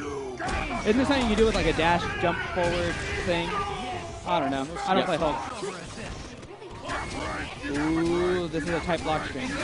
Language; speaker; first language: English; native; English